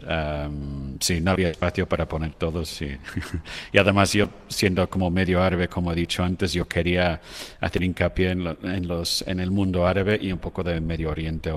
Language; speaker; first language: Spanish; non-native, fluent; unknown